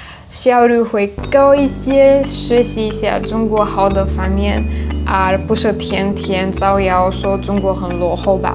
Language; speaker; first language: Chinese; non-native, fluent; Slovak